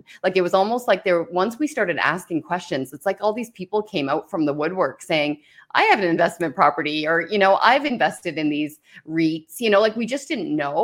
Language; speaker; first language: English; native; English